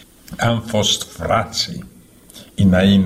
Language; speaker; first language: Romanian; non-native, learner; Slovak